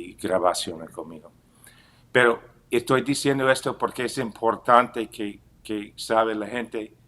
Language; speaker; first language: Spanish; non-native, fluent; English